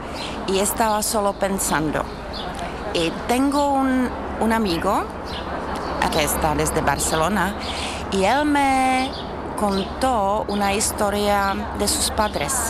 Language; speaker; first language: Spanish; non-native, learner; Czech